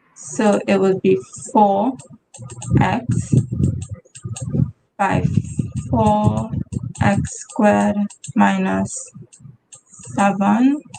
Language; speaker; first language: English; native; English